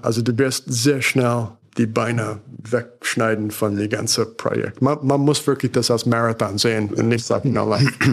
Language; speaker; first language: German; non-native, fluent; English